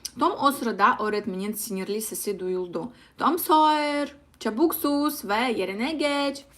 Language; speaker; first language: Turkish; non-native, learner; Russian